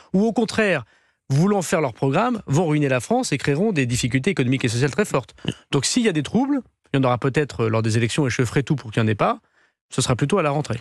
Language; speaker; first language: French; native; French